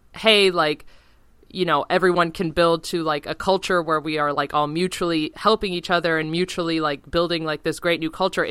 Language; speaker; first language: English; native; English